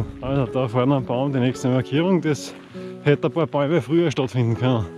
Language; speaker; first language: German; native; German